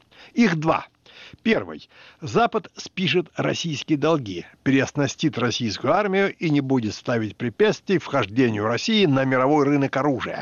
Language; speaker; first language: Russian; native; Russian